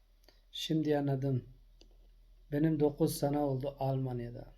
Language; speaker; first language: Turkish; non-native, learner; Persian